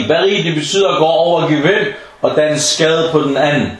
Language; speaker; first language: Danish; non-native, fluent; Arabic